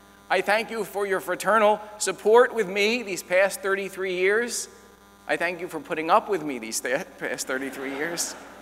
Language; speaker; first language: English; native; English